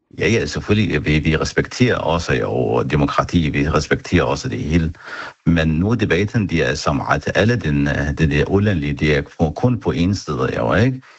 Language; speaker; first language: Danish; non-native, fluent; Arabic